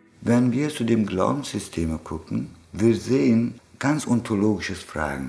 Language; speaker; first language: German; non-native, fluent; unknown